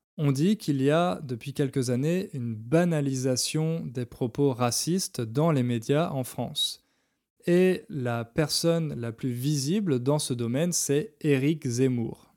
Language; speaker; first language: French; native; French